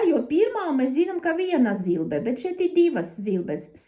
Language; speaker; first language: Latvian; non-native, learner; Russian